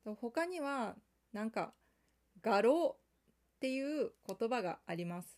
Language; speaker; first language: Japanese; non-native, fluent; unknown